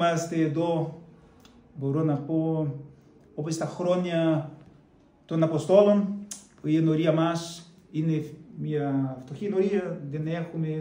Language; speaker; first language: Greek; non-native, fluent; Portuguese